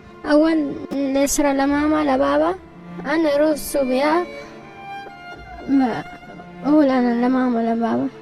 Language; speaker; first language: Arabic; non-native, learner; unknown